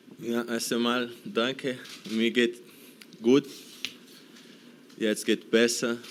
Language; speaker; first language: German; non-native, learner; Portuguese